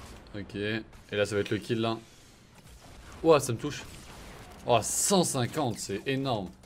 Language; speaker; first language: French; native; French